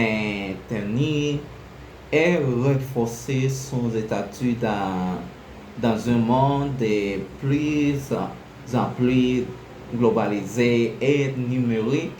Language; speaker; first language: French; non-native, learner; Spanish